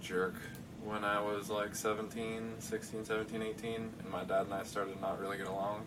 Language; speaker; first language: English; native; English